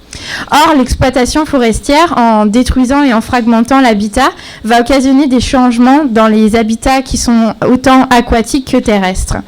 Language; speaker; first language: French; native; French